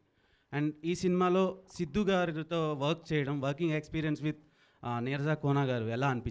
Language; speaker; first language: Telugu; native; Telugu